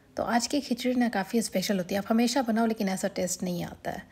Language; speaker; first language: Hindi; native; Hindi